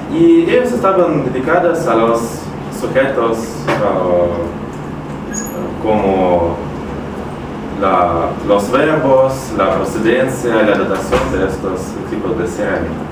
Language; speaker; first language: Spanish; non-native, fluent; Russian